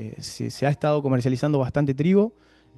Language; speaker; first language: Spanish; native; Spanish